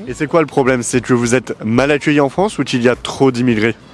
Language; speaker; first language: French; native; French